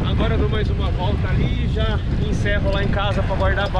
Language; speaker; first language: Portuguese; native; Portuguese